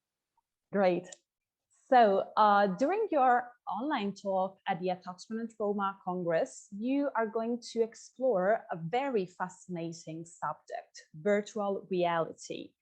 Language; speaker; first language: English; non-native, fluent; Italian